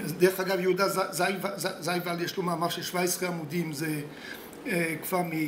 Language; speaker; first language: Hebrew; non-native, fluent; French